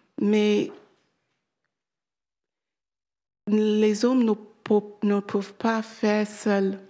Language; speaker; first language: French; non-native, learner; English